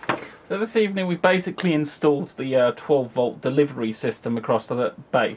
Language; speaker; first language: English; native; English